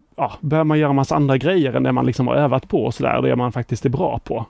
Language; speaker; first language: Swedish; native; Swedish